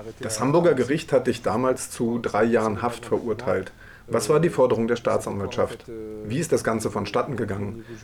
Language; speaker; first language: German; native; German